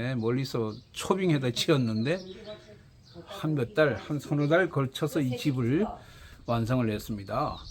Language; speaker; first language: Korean; native; Korean